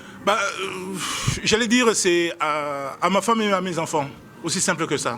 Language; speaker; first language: French; non-native, local second language; Lingala